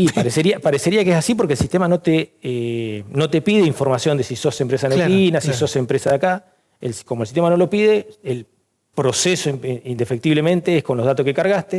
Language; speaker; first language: Spanish; native; Spanish